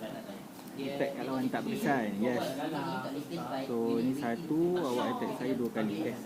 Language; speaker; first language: Malay; native; Malay